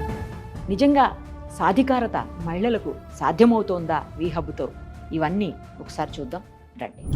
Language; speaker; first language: Telugu; native; Telugu